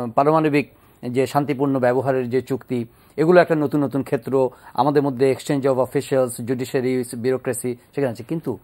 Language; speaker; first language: Bangla; native; Bangla